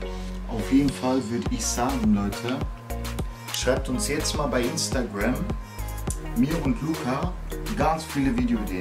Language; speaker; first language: German; native; German